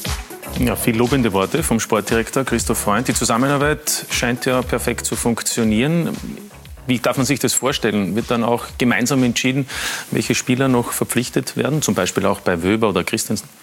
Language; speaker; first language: German; native; German